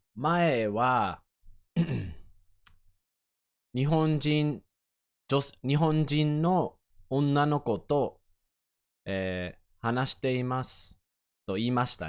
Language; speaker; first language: Japanese; non-native, fluent; English